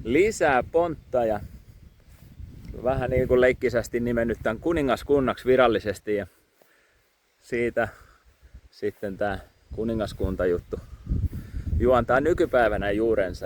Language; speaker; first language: Finnish; native; Finnish